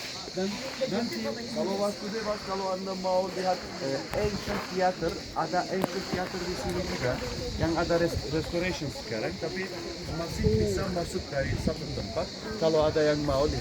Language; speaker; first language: Indonesian; non-native, learner; Turkish